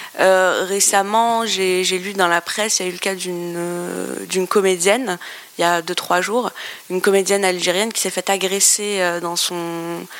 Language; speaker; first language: French; non-native, local second language; Arabic